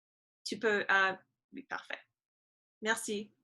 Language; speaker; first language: French; non-native, learner; English